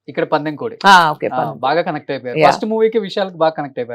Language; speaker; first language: Telugu; native; Telugu